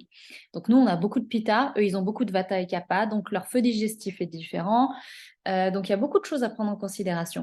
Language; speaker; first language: French; native; French